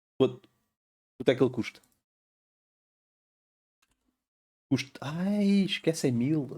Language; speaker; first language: Portuguese; native; Portuguese